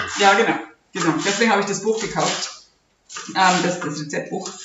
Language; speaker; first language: German; native; German